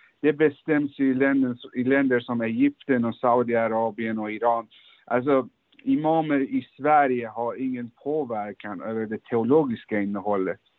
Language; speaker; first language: Swedish; early bilingual, other home language; Persian